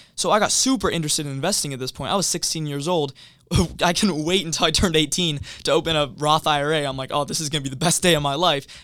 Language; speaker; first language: English; native; English